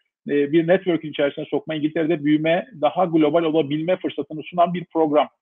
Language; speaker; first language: Turkish; native; Turkish